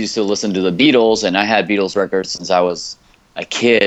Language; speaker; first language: English; non-native, fluent; Spanish